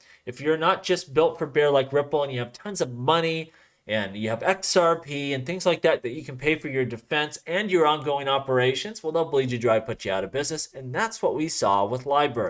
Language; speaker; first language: English; native; English